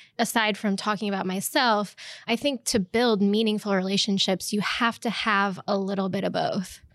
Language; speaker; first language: English; native; English